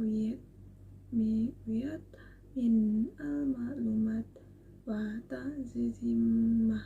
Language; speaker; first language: Arabic; non-native, learner; Indonesian